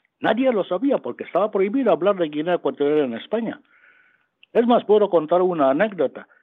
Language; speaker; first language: Spanish; non-native, local second language; Fang